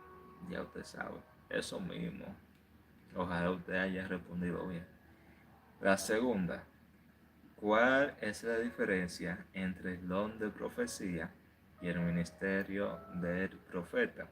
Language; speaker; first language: Spanish; native; Spanish